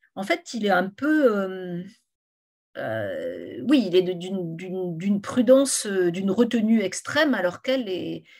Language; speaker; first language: French; native; French